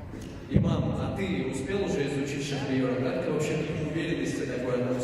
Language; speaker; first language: Russian; native; Russian